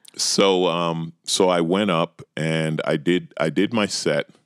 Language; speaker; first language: English; native; English